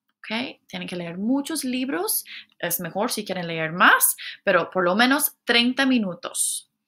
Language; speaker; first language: Spanish; non-native, fluent; English